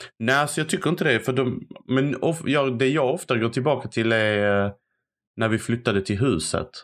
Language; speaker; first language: Swedish; early bilingual, other home language; Arabic